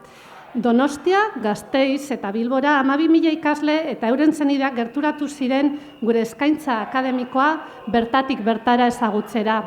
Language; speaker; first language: Basque; native; Basque